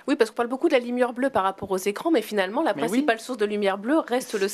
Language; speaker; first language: French; native; French